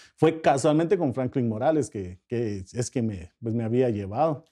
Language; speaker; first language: Spanish; native; Spanish